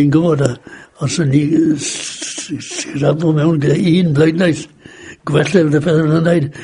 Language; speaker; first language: Welsh; native; Welsh